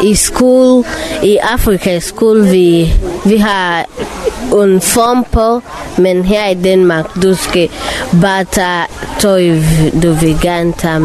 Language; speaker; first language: Danish; non-native, local second language; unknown